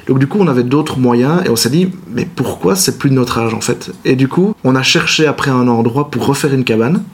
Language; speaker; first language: French; native; French